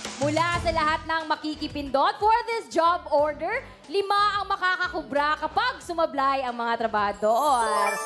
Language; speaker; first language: Filipino; native; Filipino